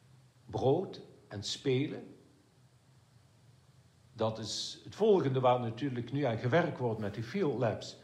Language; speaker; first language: Dutch; native; Dutch